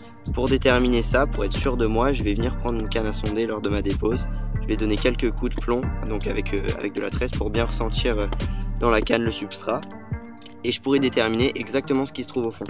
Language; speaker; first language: French; native; French